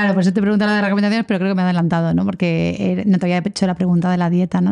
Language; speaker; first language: Spanish; native; Spanish